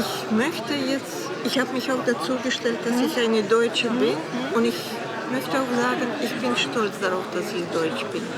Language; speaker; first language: German; non-native, fluent; Russian